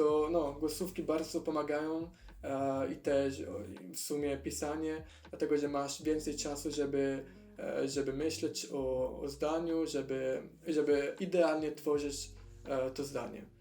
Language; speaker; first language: Polish; non-native, fluent; Italian